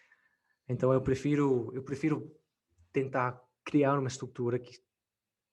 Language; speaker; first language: Portuguese; non-native, fluent; English